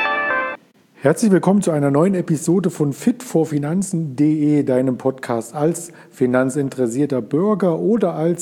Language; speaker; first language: German; native; German